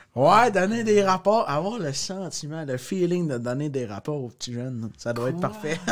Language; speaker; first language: French; native; French